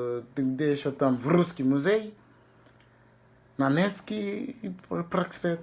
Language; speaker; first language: Russian; non-native, fluent; English